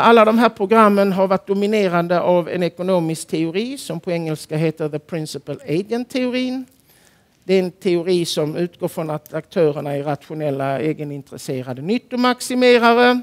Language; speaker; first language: Swedish; native; Swedish